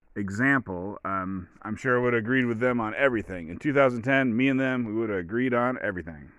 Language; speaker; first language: English; native; English